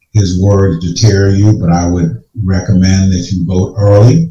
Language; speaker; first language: English; native; English